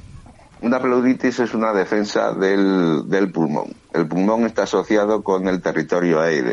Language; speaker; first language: Spanish; native; Spanish